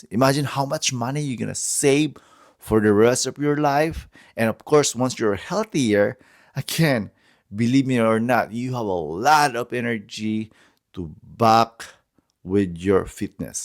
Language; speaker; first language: English; non-native, fluent; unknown